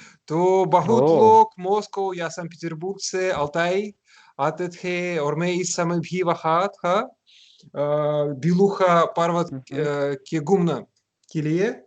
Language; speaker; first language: Hindi; non-native, learner; Russian